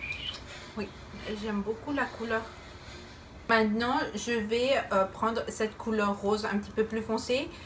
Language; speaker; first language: French; non-native, fluent; Spanish